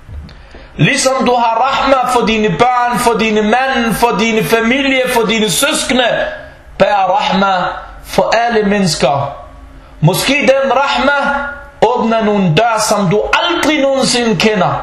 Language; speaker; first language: Danish; early bilingual, other home language; Arabic